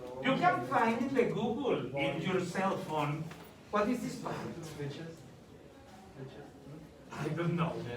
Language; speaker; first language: English; non-native, learner; Spanish